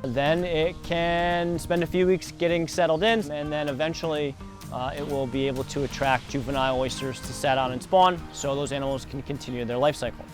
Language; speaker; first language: English; native; English